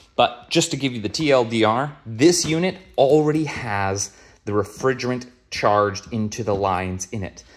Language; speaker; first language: English; native; English